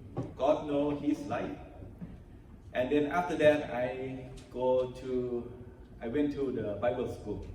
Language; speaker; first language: English; non-native, learner; Thai